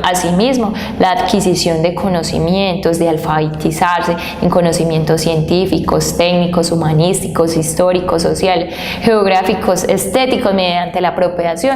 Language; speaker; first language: Spanish; native; Spanish